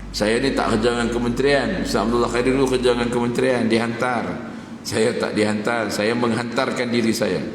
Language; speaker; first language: Malay; native; Malay